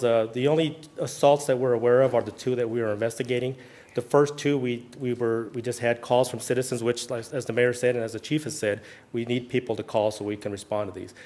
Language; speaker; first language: English; early bilingual, other home language; Spanish